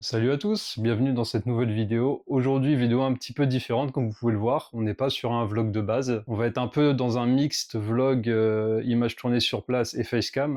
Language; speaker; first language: French; native; French